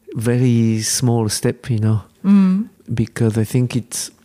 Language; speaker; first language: English; non-native, learner; Japanese